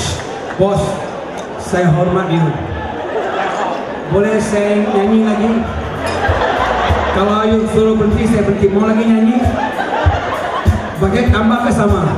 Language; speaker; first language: Malay; native; Malay